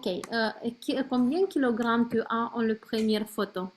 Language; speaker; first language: French; non-native, learner; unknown